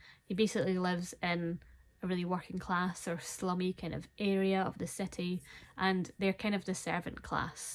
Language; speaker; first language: English; native; English